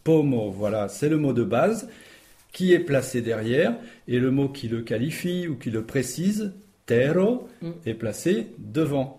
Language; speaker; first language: French; native; French